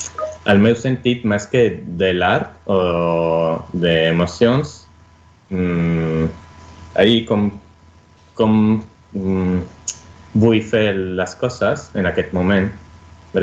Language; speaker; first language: Catalan; non-native, fluent; Italian